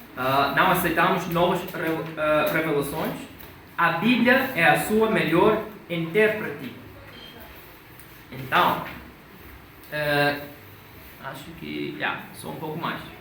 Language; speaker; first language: Portuguese; non-native, fluent; English